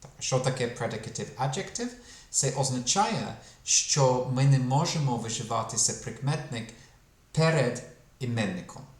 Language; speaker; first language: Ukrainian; non-native, fluent; English